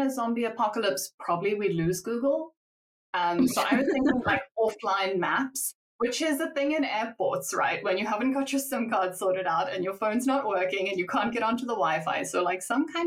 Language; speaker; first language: English; native; English